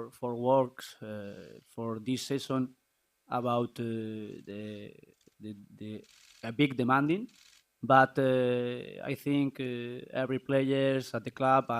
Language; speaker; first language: English; non-native, learner; Spanish